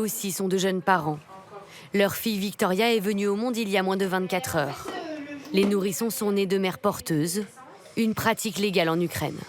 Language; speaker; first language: French; native; French